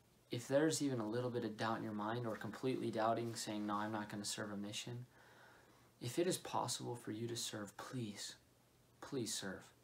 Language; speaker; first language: English; native; English